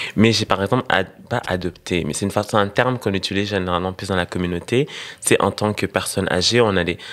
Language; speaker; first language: French; non-native, local second language; Rundi